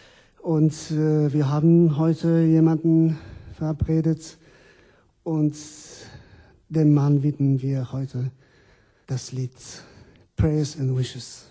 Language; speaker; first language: German; non-native, fluent; Polish